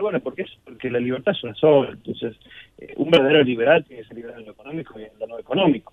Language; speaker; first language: Spanish; native; Spanish